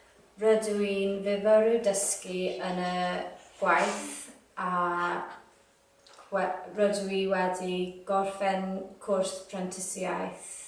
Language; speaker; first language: Welsh; non-native, local second language; English